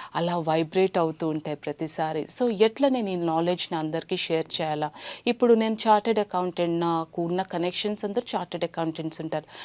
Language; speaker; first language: Telugu; native; Telugu